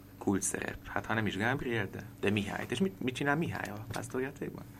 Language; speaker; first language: Hungarian; native; Hungarian